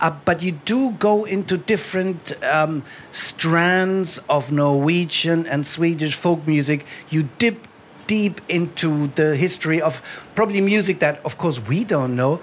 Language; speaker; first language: English; non-native, fluent; German